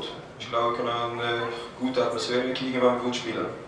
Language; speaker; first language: German; non-native, fluent; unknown